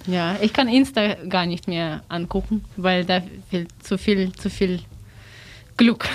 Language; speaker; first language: German; non-native, learner; Russian